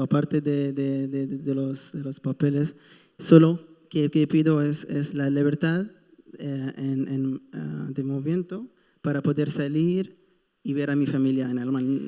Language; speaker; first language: Spanish; non-native, fluent; Arabic